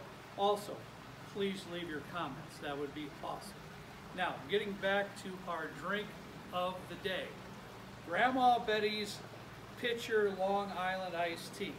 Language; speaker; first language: English; native; English